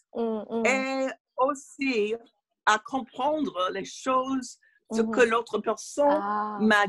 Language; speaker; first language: French; non-native, learner; English